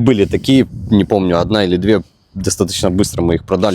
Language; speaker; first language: Russian; native; Russian